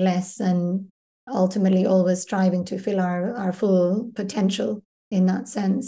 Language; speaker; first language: English; native; English